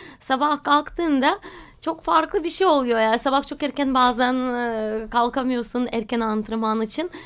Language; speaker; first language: Turkish; non-native, fluent; Russian